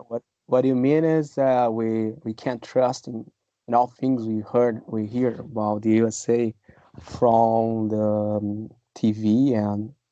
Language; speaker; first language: English; non-native, fluent; Portuguese